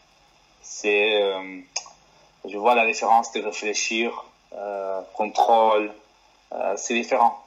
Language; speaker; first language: French; non-native, fluent; Portuguese